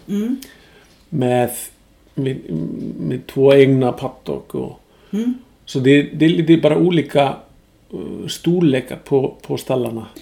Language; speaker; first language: Swedish; non-native, fluent; Icelandic